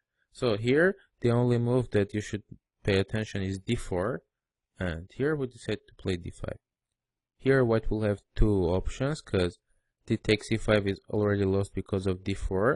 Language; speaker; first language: English; non-native, fluent; Russian